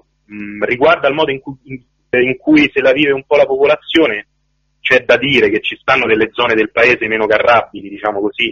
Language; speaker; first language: Italian; native; Italian